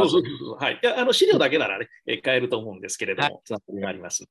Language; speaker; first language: Japanese; native; Japanese